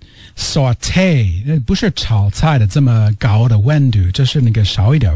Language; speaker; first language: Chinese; non-native, fluent; English